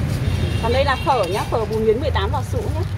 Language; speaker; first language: Vietnamese; native; Vietnamese